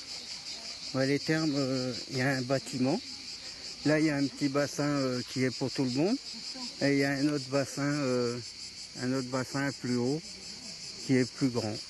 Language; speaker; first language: French; native; French